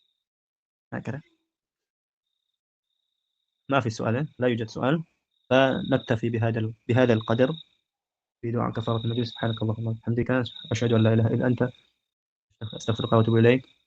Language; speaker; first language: Arabic; non-native, fluent; Indonesian